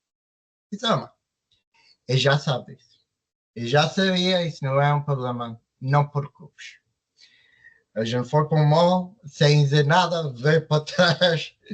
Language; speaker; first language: Portuguese; early bilingual, heritage; Portuguese